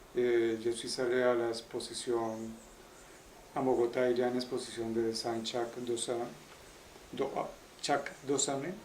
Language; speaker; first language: French; non-native, learner; Spanish